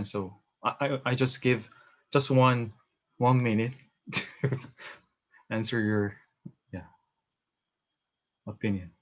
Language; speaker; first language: English; non-native, learner; Korean